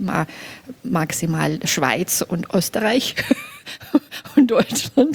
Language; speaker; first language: German; non-native, fluent; Belarusian